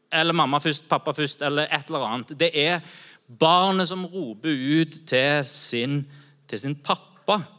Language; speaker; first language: Norwegian; native; Norwegian